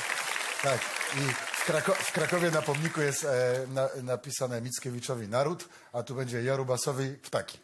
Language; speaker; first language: Polish; native; Polish